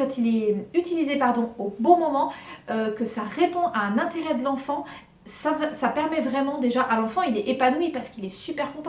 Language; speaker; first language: French; native; French